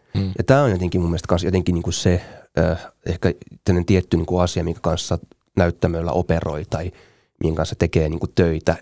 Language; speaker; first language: Finnish; native; Finnish